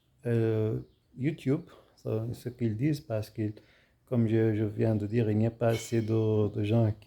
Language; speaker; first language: French; non-native, fluent; Arabic